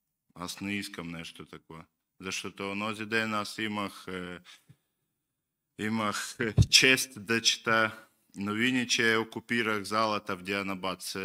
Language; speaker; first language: Bulgarian; non-native, learner; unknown